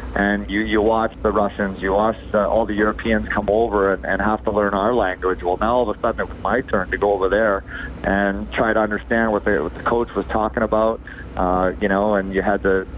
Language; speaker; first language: English; native; English